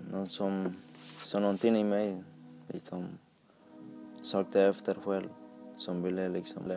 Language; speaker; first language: Swedish; early bilingual, other home language; Spanish